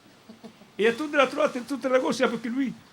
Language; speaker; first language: French; non-native, fluent; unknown